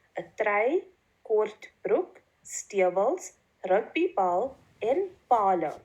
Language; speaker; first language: Afrikaans; non-native, local second language; English